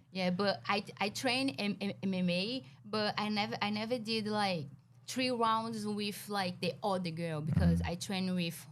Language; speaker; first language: English; non-native, learner; Portuguese